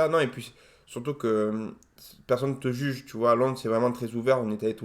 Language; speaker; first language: French; native; French